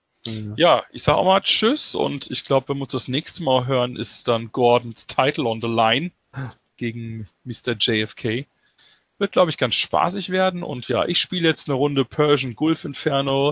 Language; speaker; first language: German; native; German